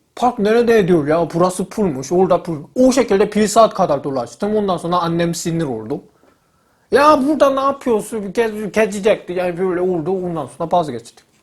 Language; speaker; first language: Turkish; non-native, learner; Korean